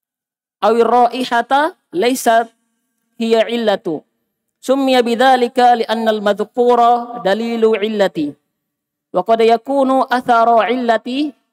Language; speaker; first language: Arabic; non-native, learner; Indonesian